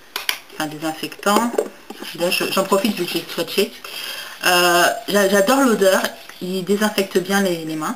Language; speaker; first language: French; native; French